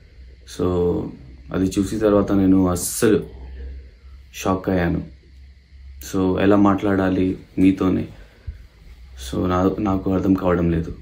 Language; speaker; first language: Telugu; non-native, local second language; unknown